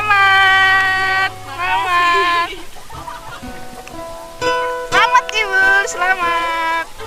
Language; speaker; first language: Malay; non-native, local second language; Javanese